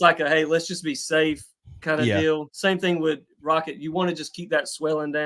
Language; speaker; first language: English; native; English